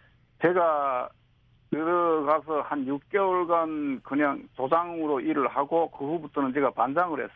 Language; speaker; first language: Korean; native; Korean